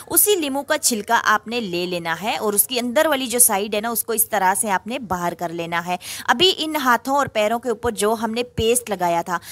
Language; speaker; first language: Urdu; native; Urdu